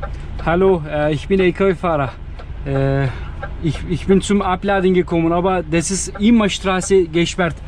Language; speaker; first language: German; non-native, learner; Turkish